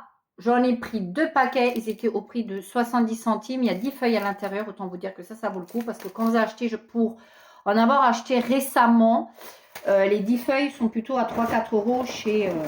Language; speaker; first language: French; native; French